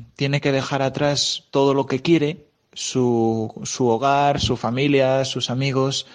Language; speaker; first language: Spanish; native; Spanish